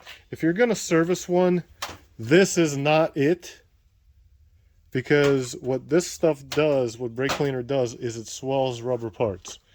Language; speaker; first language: English; native; English